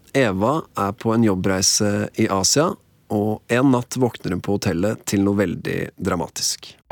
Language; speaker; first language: Norwegian; native; Norwegian